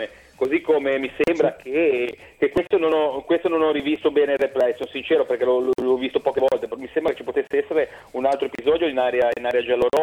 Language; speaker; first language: Italian; native; Italian